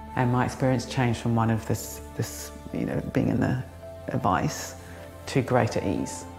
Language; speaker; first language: English; native; English